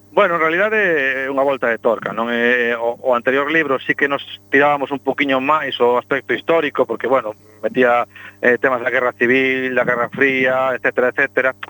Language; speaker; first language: Galician; non-native, local second language; Spanish